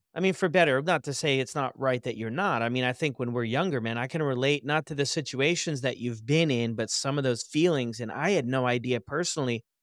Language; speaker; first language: English; native; English